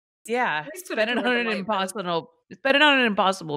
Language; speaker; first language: English; native; English